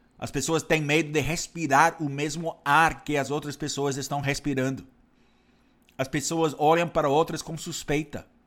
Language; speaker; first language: Portuguese; non-native, fluent; English